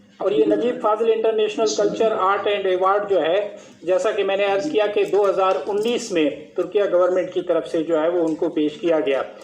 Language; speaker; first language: Urdu; non-native, local second language; Sindhi